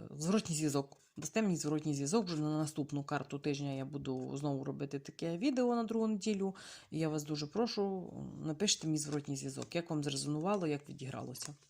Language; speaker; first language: Ukrainian; native; Ukrainian